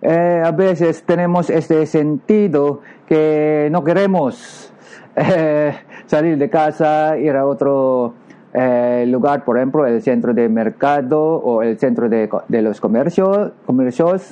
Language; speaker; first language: Spanish; non-native, learner; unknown